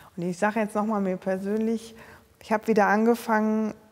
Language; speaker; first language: German; native; German